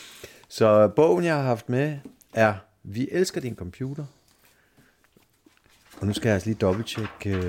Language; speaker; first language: Danish; native; Danish